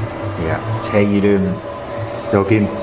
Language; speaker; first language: Korean; non-native, fluent; Cantonese